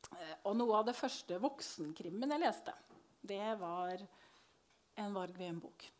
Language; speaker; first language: Norwegian; native; Norwegian